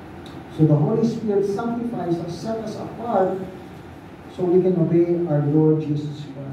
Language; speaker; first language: English; non-native, local second language; Filipino